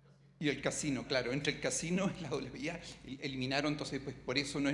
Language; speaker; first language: Spanish; native; Spanish